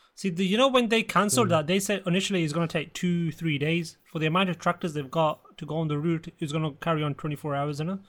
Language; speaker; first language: English; early bilingual, other home language; Punjabi